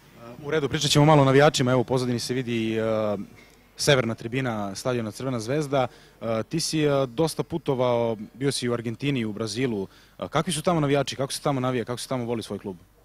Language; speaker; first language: Serbian; native; Serbian